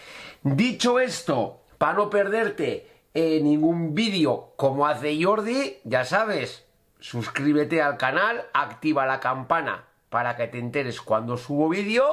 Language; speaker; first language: Spanish; native; Spanish